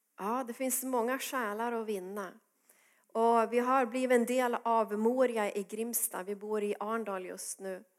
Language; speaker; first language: Swedish; native; Swedish